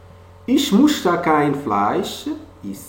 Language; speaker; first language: German; non-native, fluent; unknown